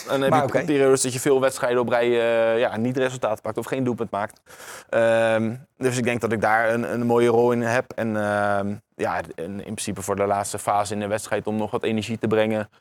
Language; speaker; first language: Dutch; native; Dutch